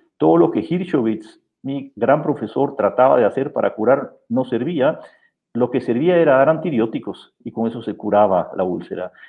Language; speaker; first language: Spanish; native; Spanish